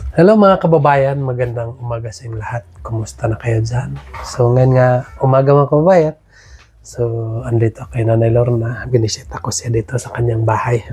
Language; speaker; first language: Filipino; non-native, local second language; Cebuano